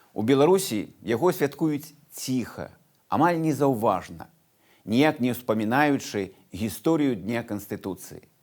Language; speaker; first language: Belarusian; non-native, local second language; Russian